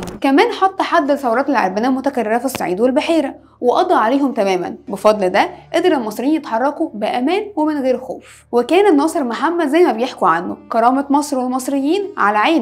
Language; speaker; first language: Arabic; native; Arabic